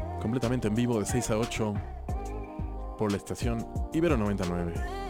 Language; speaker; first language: Spanish; native; Spanish